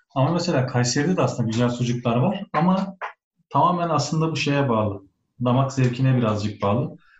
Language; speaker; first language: Turkish; early bilingual, heritage; Turkish